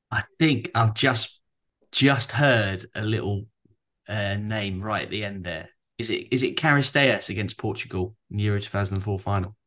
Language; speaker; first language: English; native; English